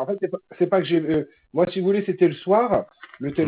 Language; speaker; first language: French; native; French